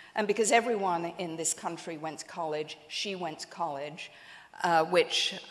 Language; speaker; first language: English; native; English